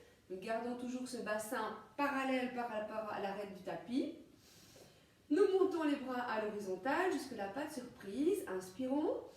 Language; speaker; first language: French; native; French